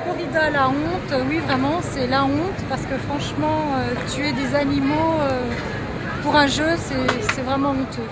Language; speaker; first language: French; native; French